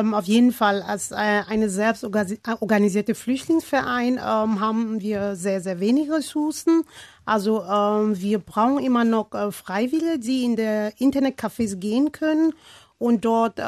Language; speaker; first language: German; non-native, learner; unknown